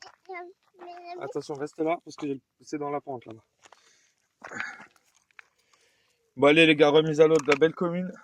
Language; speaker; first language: French; native; French